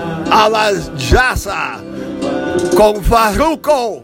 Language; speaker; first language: Spanish; early bilingual, heritage; Spanish